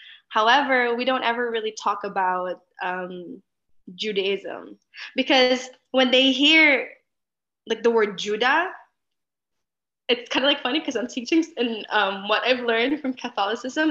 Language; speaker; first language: English; non-native, local second language; Filipino